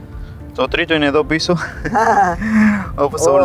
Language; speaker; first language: Greek; non-native, fluent; Spanish